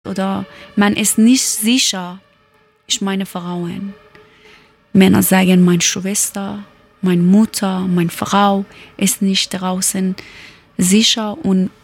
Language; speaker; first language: German; non-native, learner; Persian